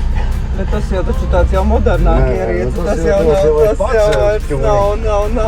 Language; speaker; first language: Latvian; native; Latvian